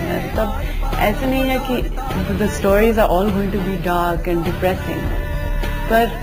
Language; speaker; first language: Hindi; non-native, local second language; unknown